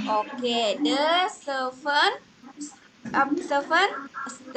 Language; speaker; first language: English; non-native, learner; Indonesian